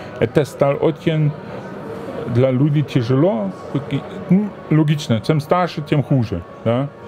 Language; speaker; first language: Russian; non-native, fluent; German